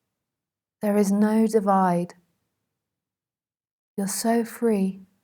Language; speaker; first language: English; native; English